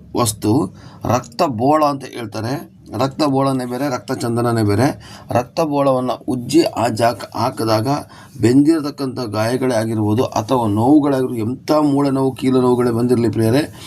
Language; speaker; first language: Kannada; non-native, local second language; Kodava